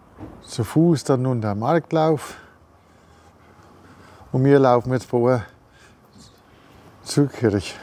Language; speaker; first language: German; native; German